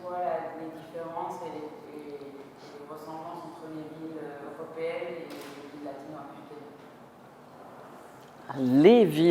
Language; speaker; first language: French; non-native, fluent; Spanish